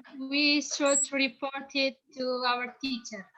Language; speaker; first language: English; non-native, learner; Indonesian